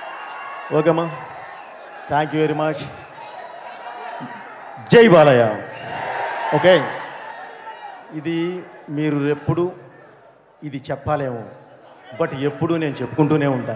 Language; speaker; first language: Telugu; native; Telugu